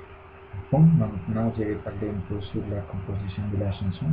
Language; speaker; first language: French; non-native, learner; Spanish